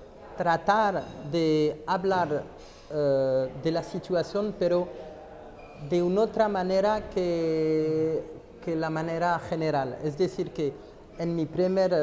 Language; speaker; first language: Spanish; non-native, fluent; French